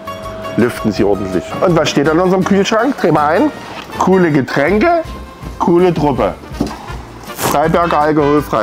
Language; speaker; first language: German; native; German